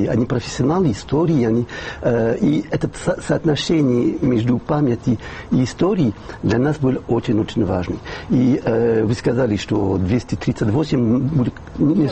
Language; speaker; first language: Russian; non-native, fluent; French